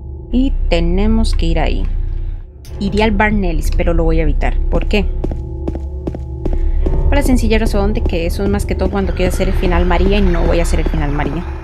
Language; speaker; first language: Spanish; native; Spanish